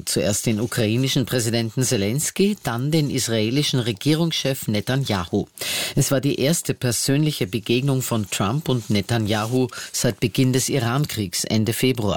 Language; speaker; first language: German; native; German